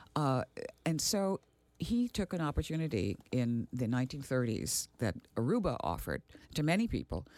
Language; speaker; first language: English; early bilingual, other home language; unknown